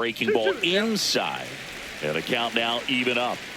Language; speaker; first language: English; native; English